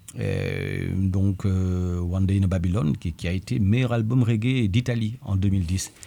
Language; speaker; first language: French; non-native, local second language; Wolof